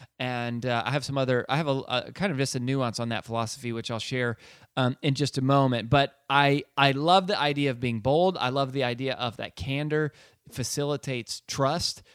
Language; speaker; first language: English; native; English